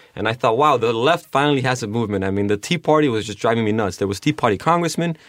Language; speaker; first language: English; early bilingual, other home language; Spanish